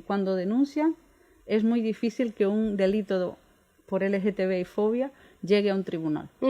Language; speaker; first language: Spanish; native; Spanish